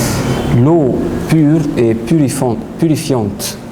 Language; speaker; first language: French; non-native, fluent; Arabic